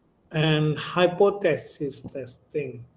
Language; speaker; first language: English; non-native, local second language; Indonesian